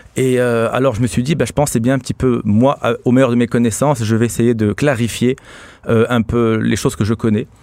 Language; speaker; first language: French; non-native, local second language; Arabic